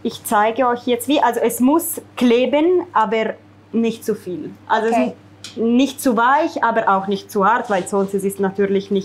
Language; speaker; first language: German; non-native, fluent; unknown